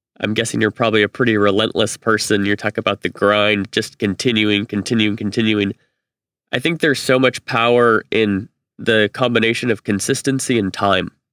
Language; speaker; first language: English; native; English